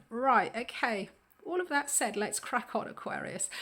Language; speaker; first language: English; native; English